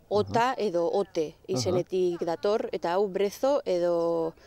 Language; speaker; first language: Basque; non-native, local second language; Spanish